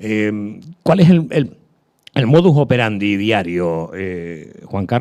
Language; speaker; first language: Spanish; native; Spanish